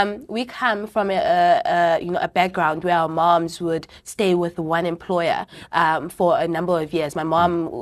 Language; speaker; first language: English; non-native, local second language; Xhosa